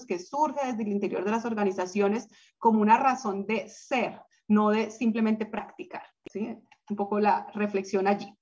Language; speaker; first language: Spanish; native; Spanish